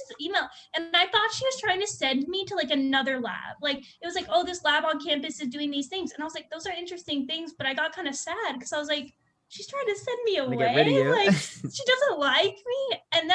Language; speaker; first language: English; native; English